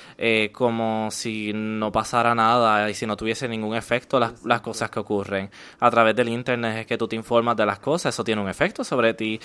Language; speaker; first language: Spanish; native; Spanish